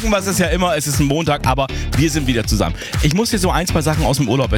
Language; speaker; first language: German; native; German